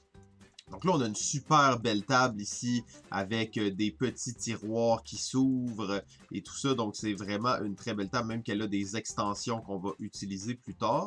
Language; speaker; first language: French; native; French